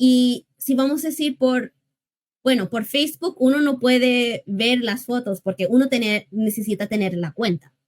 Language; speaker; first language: Spanish; early bilingual, heritage; English